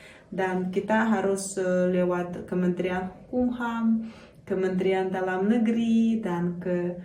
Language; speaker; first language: Indonesian; non-native, fluent; Russian